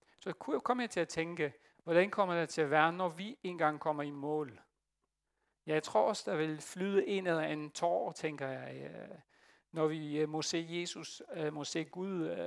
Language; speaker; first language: Danish; non-native, fluent; Dutch